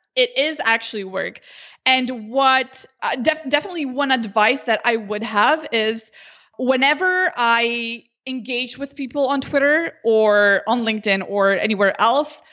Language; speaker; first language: English; non-native, fluent; Slovenian